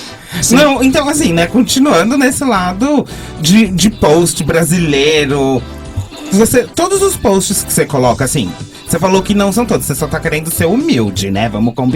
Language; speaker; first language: Portuguese; native; Portuguese